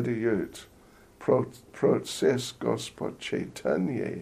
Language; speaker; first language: Russian; non-native, learner; English